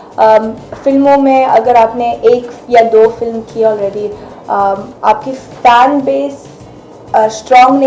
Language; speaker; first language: Hindi; non-native, fluent; English